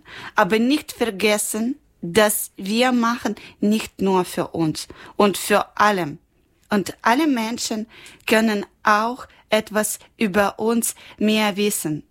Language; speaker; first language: German; non-native, learner; Ukrainian